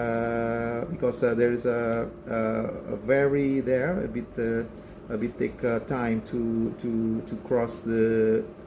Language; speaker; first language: English; non-native, learner; Indonesian